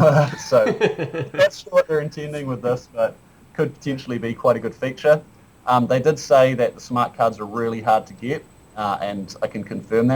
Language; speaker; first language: English; native; English